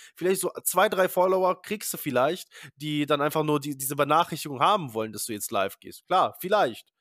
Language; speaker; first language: German; early bilingual, other home language; Polish